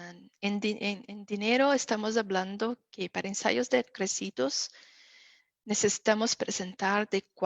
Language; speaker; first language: Spanish; non-native, fluent; Portuguese